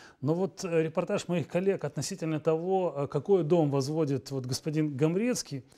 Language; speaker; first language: Russian; native; Russian